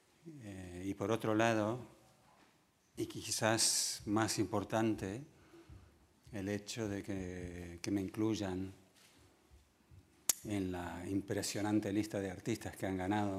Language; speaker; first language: Spanish; early bilingual, other home language; English